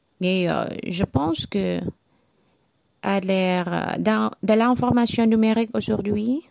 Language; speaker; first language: French; non-native, learner; Javanese